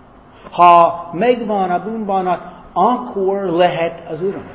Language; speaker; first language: Hungarian; non-native, fluent; German